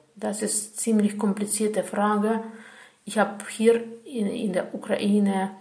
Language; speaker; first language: German; non-native, fluent; Russian